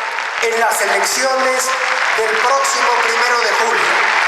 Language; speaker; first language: Spanish; native; Spanish